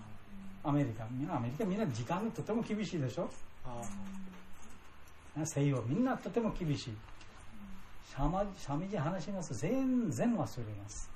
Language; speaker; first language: Japanese; non-native, learner; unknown